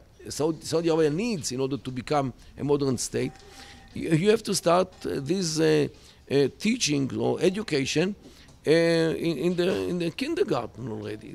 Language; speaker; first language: English; non-native, fluent; Hebrew